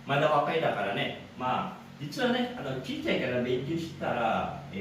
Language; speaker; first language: Japanese; non-native, learner; Indonesian